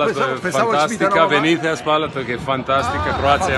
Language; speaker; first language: Italian; non-native, fluent; Croatian